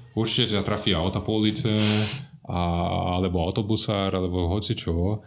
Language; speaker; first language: Slovak; non-native, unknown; Portuguese